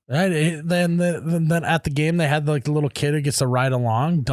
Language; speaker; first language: English; native; English